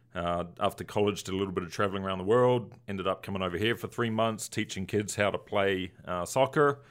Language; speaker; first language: English; native; English